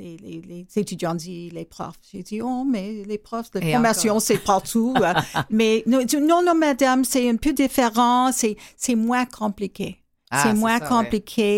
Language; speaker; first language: French; non-native, learner; English